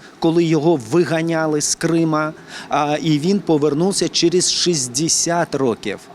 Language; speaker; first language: Ukrainian; non-native, local second language; Crimean Tatar